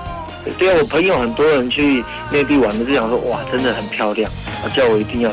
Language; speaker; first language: Chinese; native; Chinese